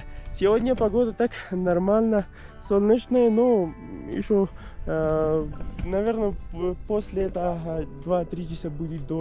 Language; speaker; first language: Russian; non-native, learner; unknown